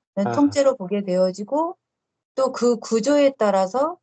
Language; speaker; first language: Korean; native; Korean